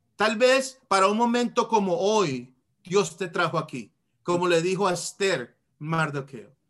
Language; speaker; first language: Spanish; native; Spanish